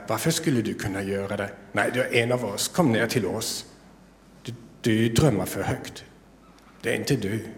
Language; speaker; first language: Swedish; non-native, fluent; German